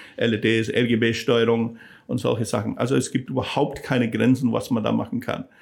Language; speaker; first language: German; non-native, fluent; English